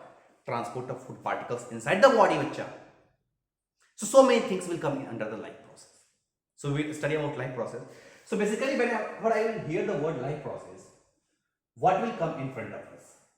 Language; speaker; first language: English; non-native, local second language; Hindi